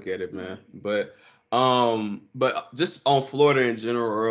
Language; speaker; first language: English; native; English